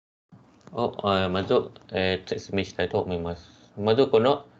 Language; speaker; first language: Japanese; non-native, fluent; Malay